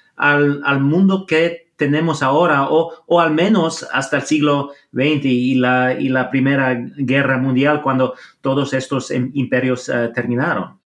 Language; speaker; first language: Spanish; non-native, fluent; English